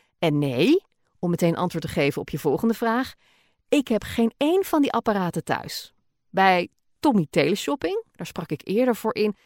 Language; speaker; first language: Dutch; native; Dutch